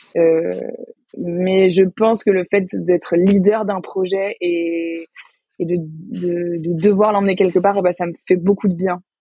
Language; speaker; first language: French; native; French